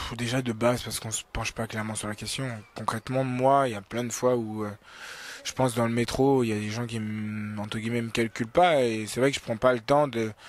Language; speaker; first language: French; early bilingual, other home language; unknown